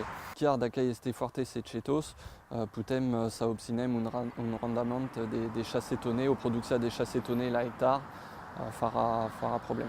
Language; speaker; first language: Romanian; non-native, fluent; French